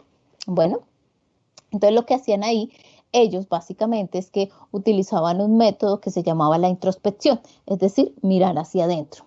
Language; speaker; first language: Spanish; native; Spanish